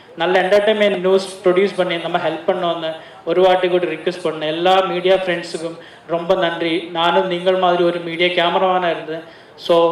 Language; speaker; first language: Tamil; non-native, learner; Malayalam